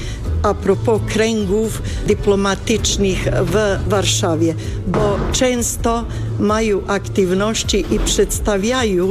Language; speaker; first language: Polish; non-native, fluent; Bosnian